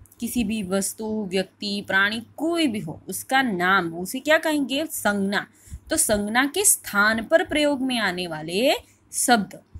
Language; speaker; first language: Hindi; non-native, local second language; Gujarati